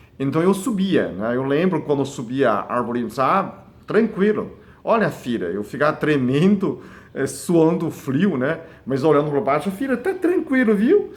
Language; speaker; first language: Portuguese; non-native, fluent; Chinese